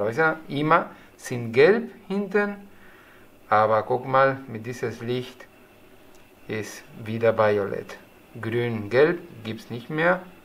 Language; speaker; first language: German; non-native, learner; Spanish